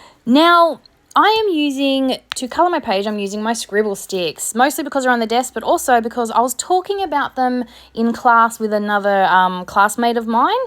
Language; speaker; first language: English; native; English